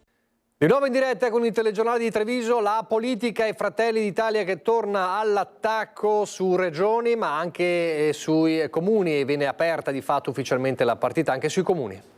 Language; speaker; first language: Italian; native; Italian